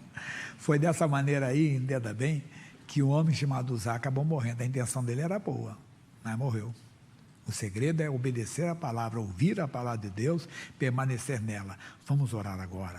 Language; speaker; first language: Portuguese; native; Portuguese